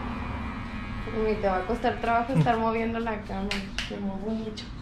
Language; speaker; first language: Spanish; native; Spanish